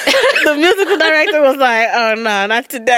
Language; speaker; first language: English; native; English